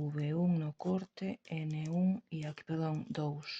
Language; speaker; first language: Spanish; native; Spanish